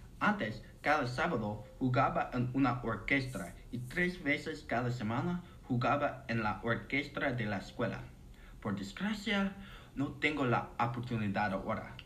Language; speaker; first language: Spanish; non-native, learner; English